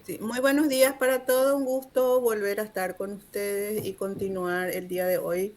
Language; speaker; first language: Spanish; native; Spanish